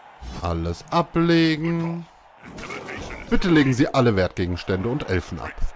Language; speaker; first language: German; native; German